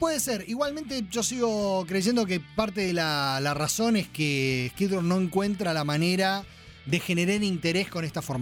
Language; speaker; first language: Spanish; native; Spanish